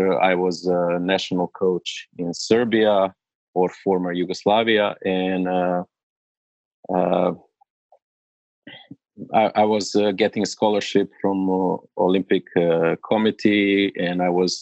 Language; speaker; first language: English; non-native, learner; Serbian